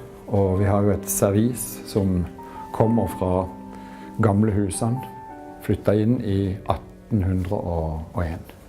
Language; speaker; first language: Norwegian; native; Norwegian